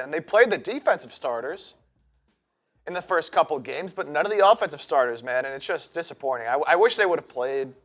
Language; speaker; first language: English; native; English